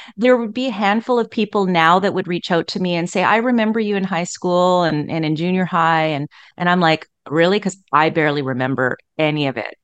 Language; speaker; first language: English; native; English